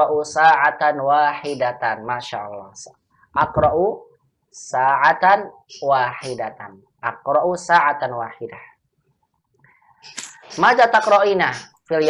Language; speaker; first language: Arabic; non-native, fluent; Indonesian